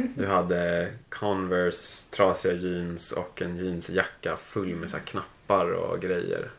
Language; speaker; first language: Swedish; native; Swedish